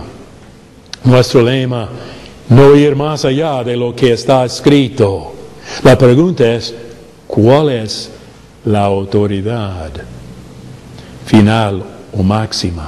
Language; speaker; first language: Spanish; non-native, fluent; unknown